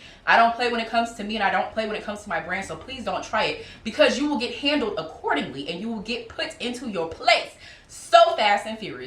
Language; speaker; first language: English; native; English